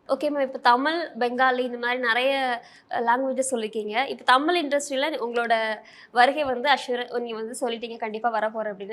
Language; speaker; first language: Tamil; native; Tamil